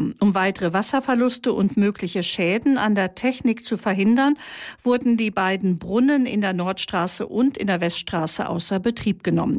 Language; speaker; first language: German; native; German